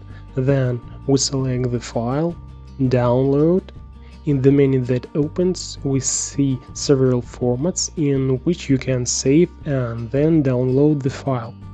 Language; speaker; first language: English; non-native, fluent; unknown